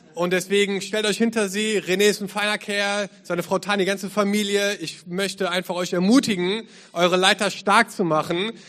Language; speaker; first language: German; native; German